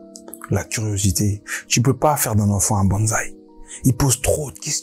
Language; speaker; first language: French; native; French